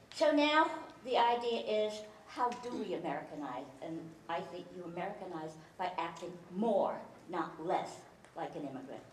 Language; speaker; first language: English; early bilingual, other home language; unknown